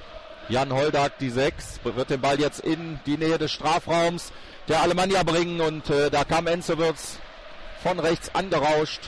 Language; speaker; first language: German; native; German